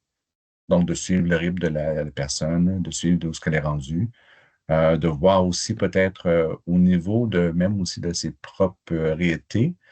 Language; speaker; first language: French; native; French